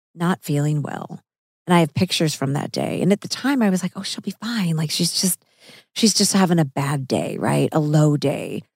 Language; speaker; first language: English; native; English